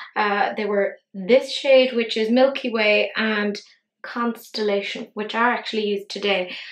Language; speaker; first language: English; native; English